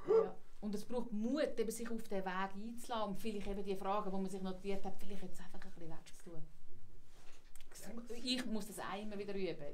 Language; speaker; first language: German; native; German